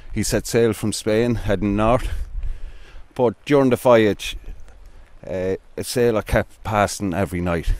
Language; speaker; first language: English; native; English